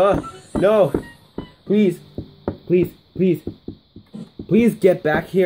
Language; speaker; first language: English; native; English